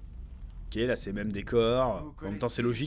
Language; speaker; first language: French; native; French